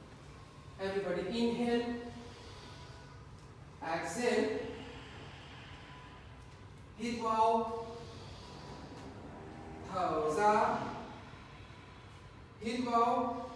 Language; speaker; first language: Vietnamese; non-native, learner; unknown